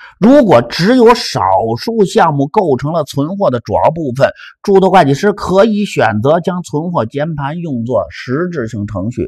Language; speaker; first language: Chinese; native; Chinese